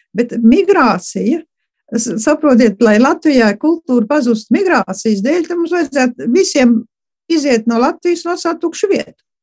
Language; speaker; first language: Latvian; early bilingual, heritage; Latvian